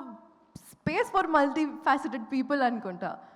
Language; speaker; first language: Telugu; non-native, fluent; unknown